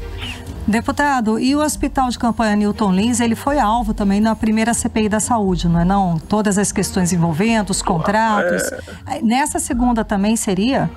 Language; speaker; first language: Portuguese; native; Portuguese